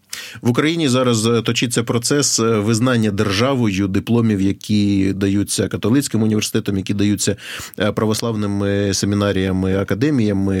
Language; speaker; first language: Ukrainian; native; Ukrainian